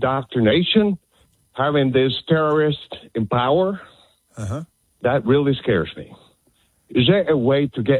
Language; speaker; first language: English; non-native, fluent; Spanish